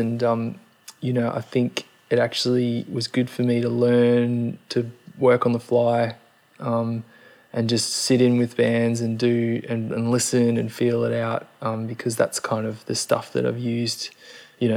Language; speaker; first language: English; native; English